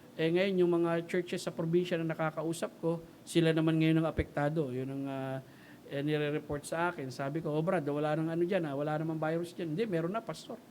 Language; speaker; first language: Filipino; native; Filipino